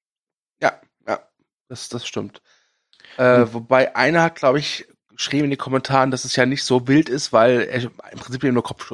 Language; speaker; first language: German; native; German